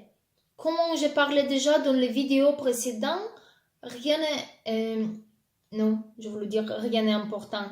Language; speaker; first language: French; non-native, fluent; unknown